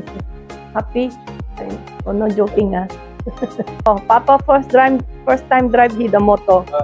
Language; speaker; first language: English; non-native, local second language; Filipino